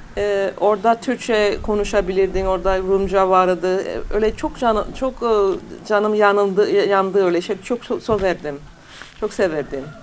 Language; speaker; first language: Turkish; non-native, fluent; English